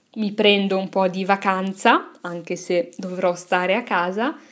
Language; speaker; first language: Italian; native; Italian